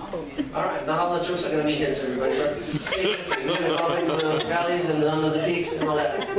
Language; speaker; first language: English; native; English